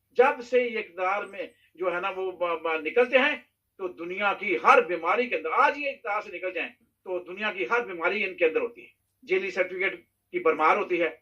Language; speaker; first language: Urdu; non-native, local second language; Punjabi